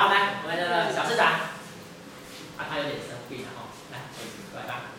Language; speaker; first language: Chinese; native; Chinese